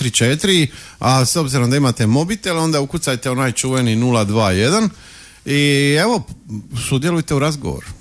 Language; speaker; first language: Croatian; native; Croatian